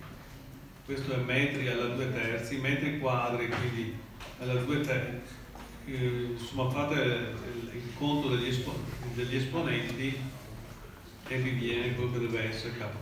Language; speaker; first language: Italian; native; Italian